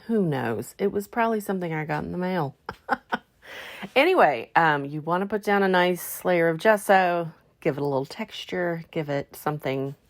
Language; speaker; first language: English; native; English